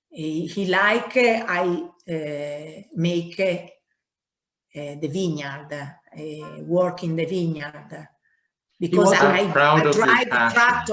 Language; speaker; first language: English; non-native, learner; Italian